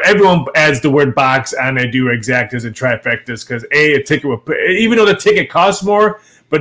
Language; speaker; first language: English; native; English